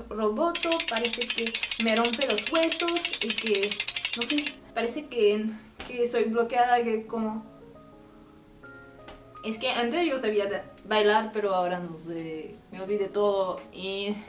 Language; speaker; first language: Spanish; non-native, learner; French